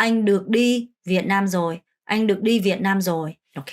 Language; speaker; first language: Vietnamese; non-native, fluent; Korean